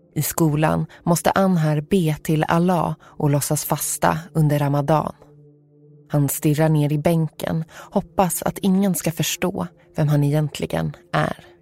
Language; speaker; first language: Swedish; native; Swedish